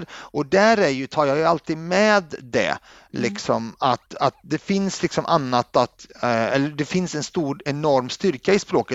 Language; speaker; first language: Swedish; early bilingual, other home language; Arabic